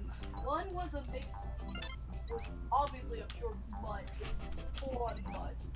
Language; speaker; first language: English; native; English